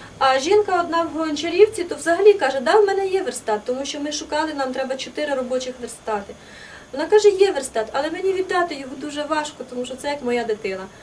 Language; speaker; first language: Ukrainian; native; Ukrainian